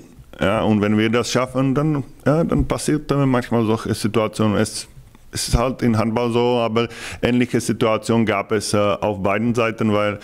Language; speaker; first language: German; non-native, fluent; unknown